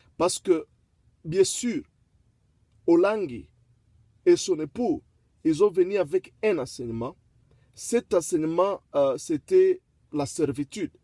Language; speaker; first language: French; non-native, local second language; Lingala